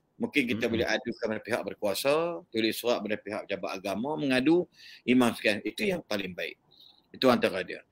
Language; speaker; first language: Malay; native; Malay